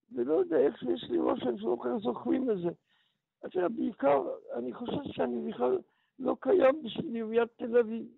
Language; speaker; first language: Hebrew; early bilingual, other home language; Polish